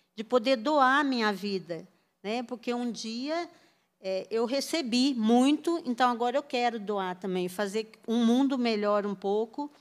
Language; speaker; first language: Portuguese; native; Portuguese